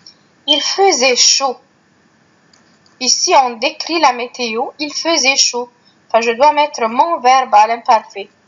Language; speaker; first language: French; non-native, fluent; Arabic